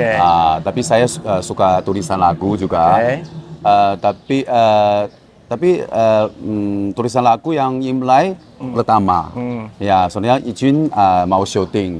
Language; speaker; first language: Indonesian; non-native, learner; Chinese